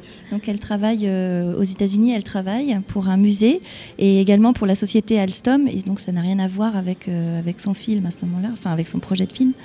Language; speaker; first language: French; native; French